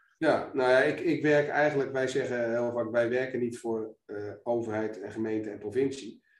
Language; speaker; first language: Dutch; native; Dutch